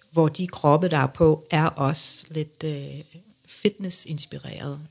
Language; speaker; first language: Danish; early bilingual, other home language; English